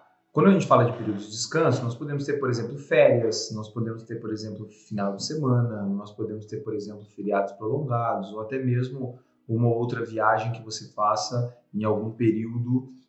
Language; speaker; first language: Portuguese; native; Portuguese